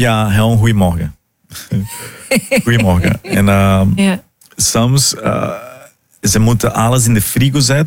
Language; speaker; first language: Dutch; non-native, fluent; Portuguese